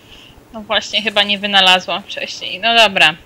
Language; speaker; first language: Polish; native; Polish